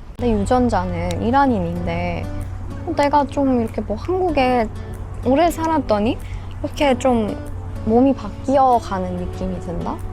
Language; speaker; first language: Korean; non-native, fluent; Persian